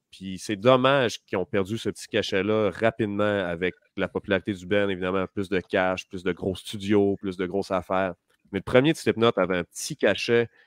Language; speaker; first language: French; native; French